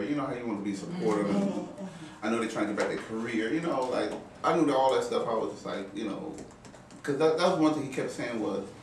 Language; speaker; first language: English; native; English